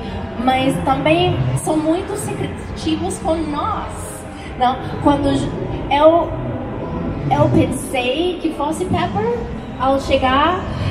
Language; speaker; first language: Portuguese; non-native, learner; English